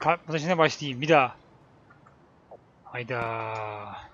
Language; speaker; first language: Turkish; native; Turkish